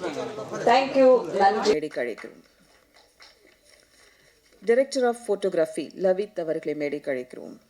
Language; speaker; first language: Tamil; native; Tamil